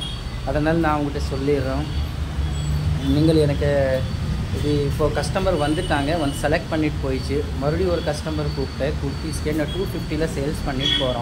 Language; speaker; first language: Tamil; non-native, local second language; Hindi